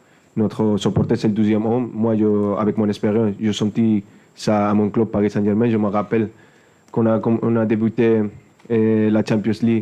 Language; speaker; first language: French; non-native, fluent; Spanish